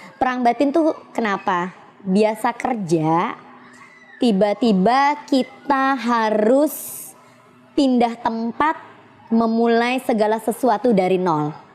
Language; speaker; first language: Indonesian; native; Indonesian